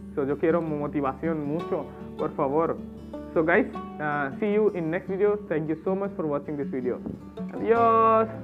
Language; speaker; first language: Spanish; non-native, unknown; Hindi